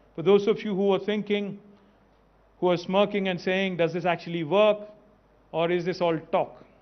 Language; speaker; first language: English; non-native, local second language; Telugu